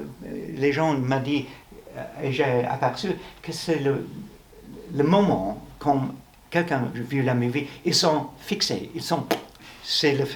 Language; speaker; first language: French; non-native, learner; English